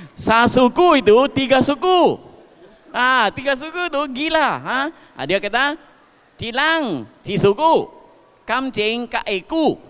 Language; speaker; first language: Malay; non-native, local second language; Min Nan Chinese